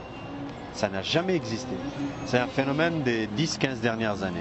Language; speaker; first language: French; non-native, local second language; Arabic